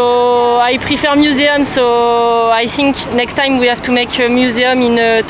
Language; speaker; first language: English; non-native, fluent; French